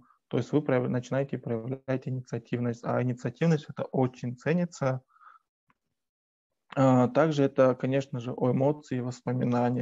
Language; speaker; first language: Russian; native; Russian